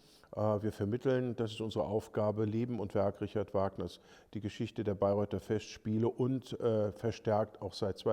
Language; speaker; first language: German; native; German